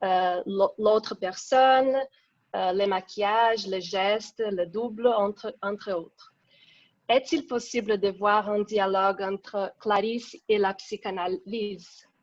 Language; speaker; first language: French; non-native, fluent; Portuguese